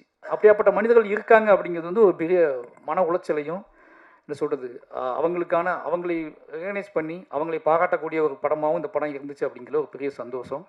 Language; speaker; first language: Tamil; native; Tamil